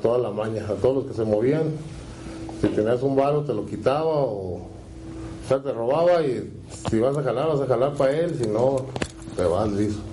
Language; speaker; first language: Spanish; native; Spanish